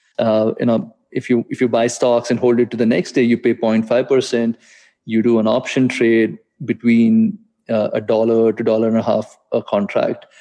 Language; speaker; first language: English; non-native, local second language; Hindi